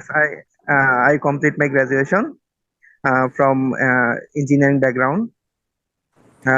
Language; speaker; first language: English; non-native, learner; Bangla